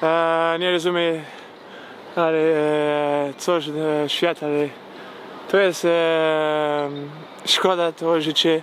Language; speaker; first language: Polish; non-native, learner; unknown